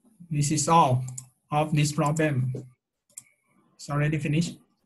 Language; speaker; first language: English; non-native, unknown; Thai